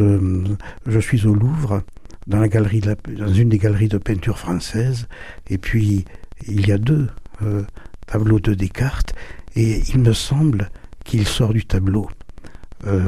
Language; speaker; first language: French; native; French